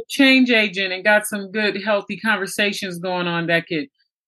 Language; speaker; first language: English; native; English